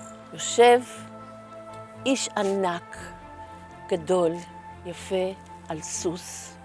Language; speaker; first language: Hebrew; early bilingual, other home language; Yiddish